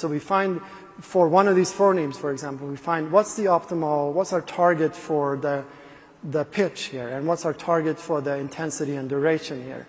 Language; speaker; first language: English; non-native, fluent; Swedish